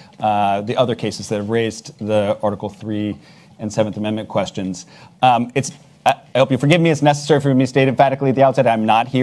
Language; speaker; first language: English; native; English